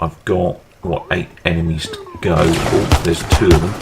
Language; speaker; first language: English; native; English